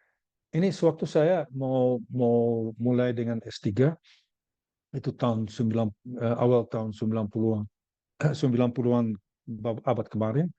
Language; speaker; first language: Indonesian; non-native, learner; Dutch